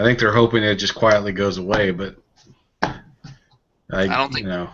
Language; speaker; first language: English; native; English